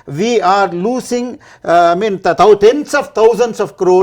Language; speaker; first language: English; non-native, local second language; Tamil